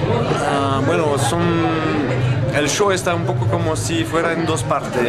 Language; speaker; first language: Spanish; non-native, fluent; French